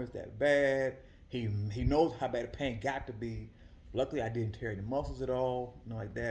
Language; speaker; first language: English; native; English